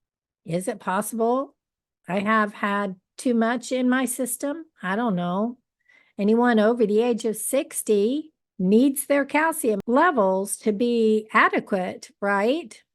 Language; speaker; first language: English; native; English